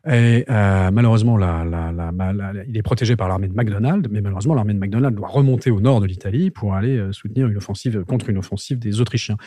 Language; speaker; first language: French; native; French